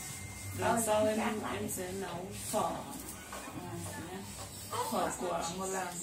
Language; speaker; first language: Vietnamese; non-native, learner; Portuguese